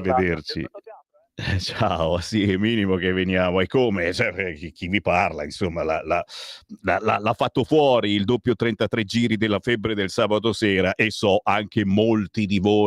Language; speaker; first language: Italian; native; Italian